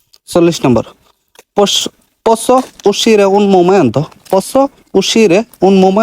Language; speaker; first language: Italian; non-native, learner; Bangla